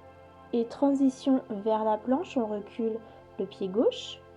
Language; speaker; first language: French; native; French